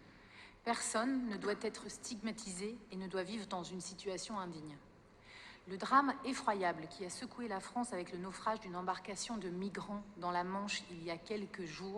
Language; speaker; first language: French; native; French